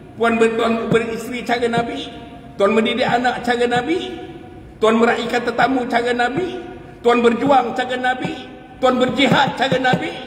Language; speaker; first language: Malay; native; Malay